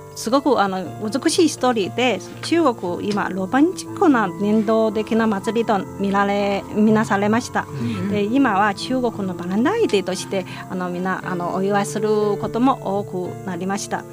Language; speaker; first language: Japanese; non-native, fluent; Chinese